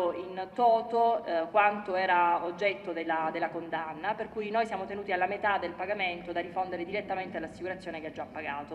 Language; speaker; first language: Italian; native; Italian